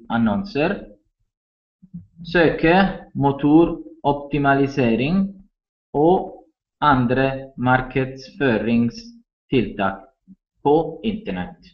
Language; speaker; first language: Norwegian; non-native, learner; Italian